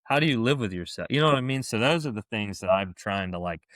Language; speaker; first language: English; native; English